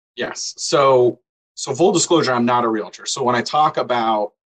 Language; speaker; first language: English; native; English